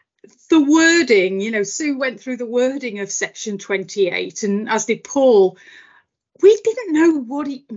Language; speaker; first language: English; native; English